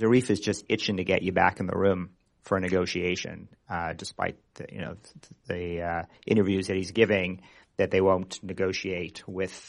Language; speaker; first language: English; native; English